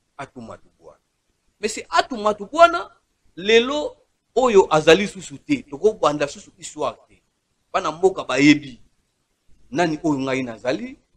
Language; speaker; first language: Lingala; non-native, local second language; Kongo